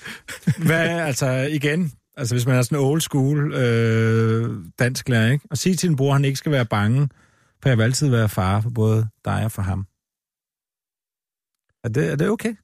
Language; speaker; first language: Danish; native; Danish